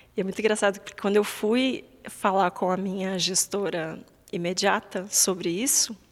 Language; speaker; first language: Portuguese; native; Portuguese